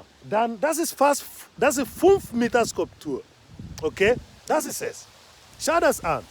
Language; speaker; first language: German; non-native, fluent; Igbo